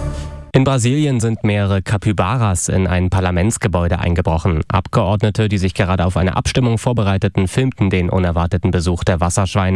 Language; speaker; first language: German; native; German